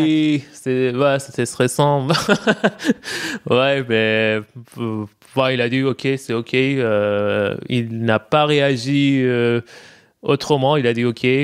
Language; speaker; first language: French; non-native, fluent; Persian